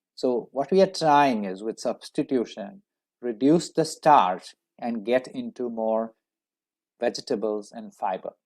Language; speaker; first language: English; non-native, local second language; Marathi